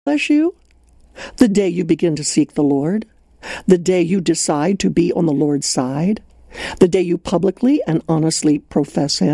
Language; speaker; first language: English; native; English